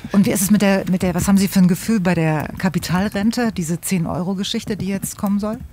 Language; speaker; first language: German; native; German